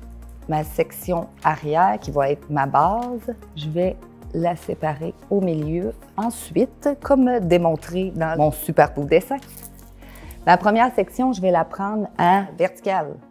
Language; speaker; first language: French; native; French